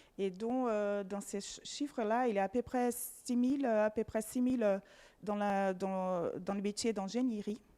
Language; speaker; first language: French; non-native, fluent; Portuguese